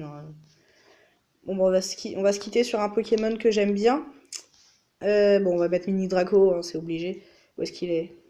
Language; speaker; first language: French; native; French